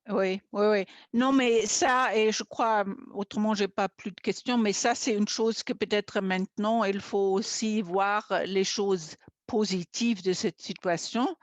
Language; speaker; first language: French; non-native, fluent; German